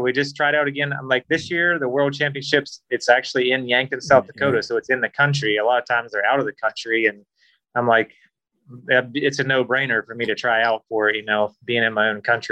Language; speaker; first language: English; native; English